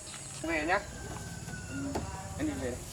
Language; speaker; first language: Vietnamese; native; Vietnamese